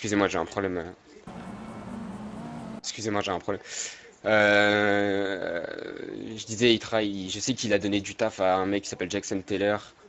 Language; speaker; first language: French; native; French